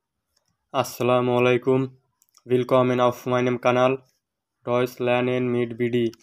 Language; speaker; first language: German; non-native, fluent; Bangla